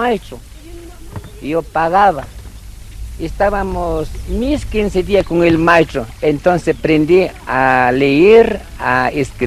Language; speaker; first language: Spanish; non-native, local second language; Quechua